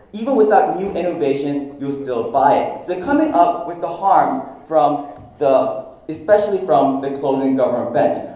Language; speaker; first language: English; non-native, fluent; Korean